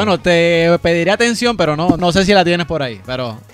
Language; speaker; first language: Spanish; native; Spanish